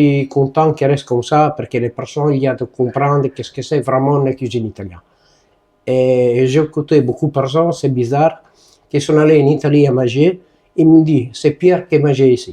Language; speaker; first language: French; non-native, learner; Italian